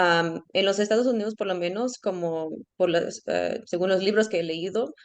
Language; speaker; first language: Spanish; early bilingual, heritage; Spanish